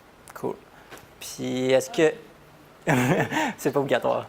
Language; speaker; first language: French; native; French